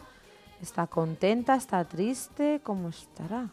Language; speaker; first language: Spanish; native; Spanish